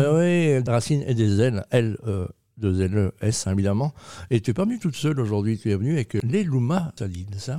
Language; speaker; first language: French; non-native, fluent; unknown